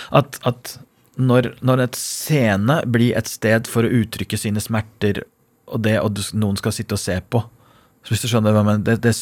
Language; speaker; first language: Norwegian; non-native, fluent; Persian